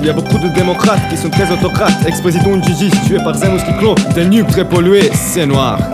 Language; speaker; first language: French; non-native, learner; Serbian